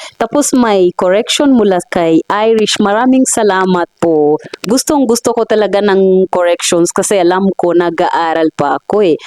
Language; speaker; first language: Filipino; non-native, fluent; Swahili